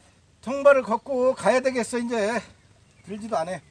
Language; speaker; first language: Korean; native; Korean